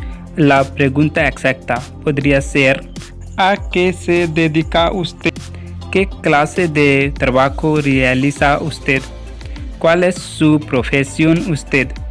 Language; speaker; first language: Spanish; non-native, learner; Hindi